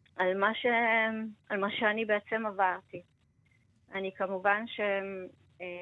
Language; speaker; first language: Hebrew; non-native, fluent; Hungarian